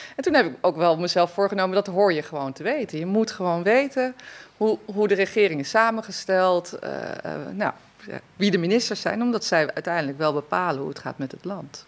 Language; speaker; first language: Dutch; native; Dutch